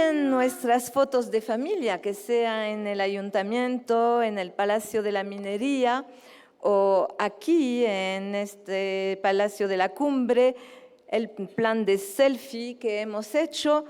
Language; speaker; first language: Spanish; native; Spanish